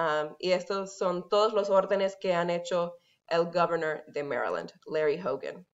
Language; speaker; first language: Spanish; non-native, fluent; English